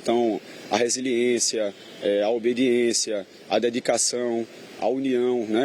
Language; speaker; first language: Portuguese; native; Portuguese